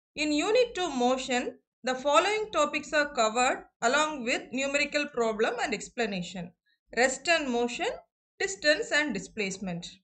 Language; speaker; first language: English; non-native, local second language; Tamil